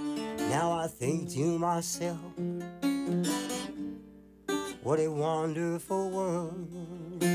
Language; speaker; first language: English; native; English